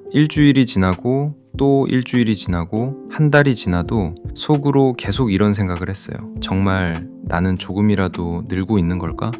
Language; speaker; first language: Korean; non-native, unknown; Arabic